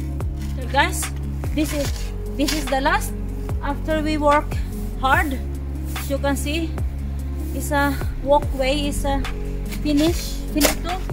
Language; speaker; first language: English; non-native, learner; Filipino